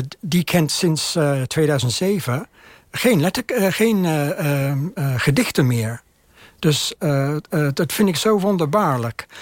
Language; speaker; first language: Dutch; non-native, fluent; English